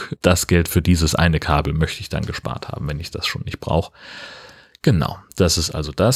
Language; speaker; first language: German; native; German